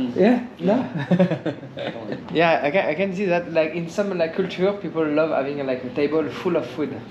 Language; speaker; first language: English; non-native, learner; French